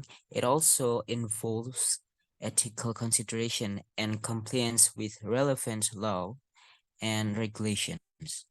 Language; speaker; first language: English; non-native, learner; Indonesian